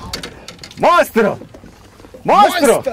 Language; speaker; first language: Spanish; non-native, learner; Dutch